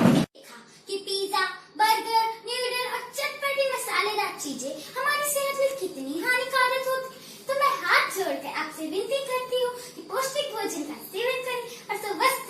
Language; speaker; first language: Hindi; native; Hindi